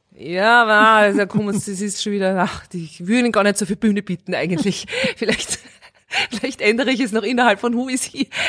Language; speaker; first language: German; early bilingual, other home language; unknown